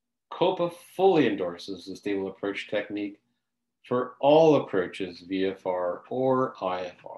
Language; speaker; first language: English; native; English